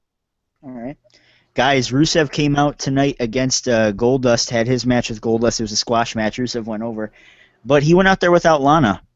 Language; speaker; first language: English; native; English